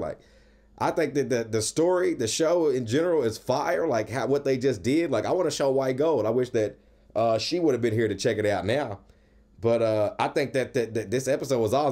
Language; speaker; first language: English; native; English